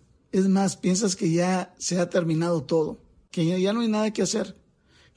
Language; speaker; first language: Spanish; native; Spanish